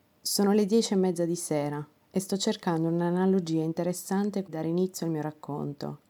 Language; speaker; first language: Italian; non-native, fluent; Romanian